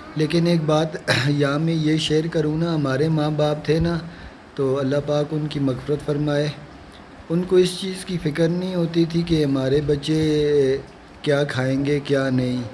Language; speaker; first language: Urdu; non-native, local second language; Punjabi